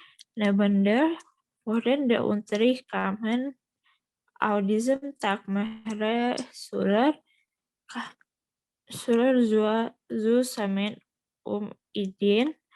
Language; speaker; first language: German; non-native, learner; Indonesian